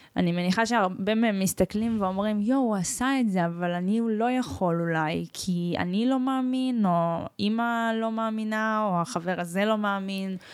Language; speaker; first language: Hebrew; early bilingual, other home language; Russian